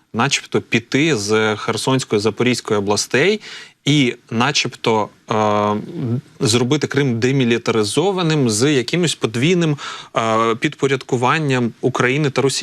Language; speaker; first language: Ukrainian; native; Ukrainian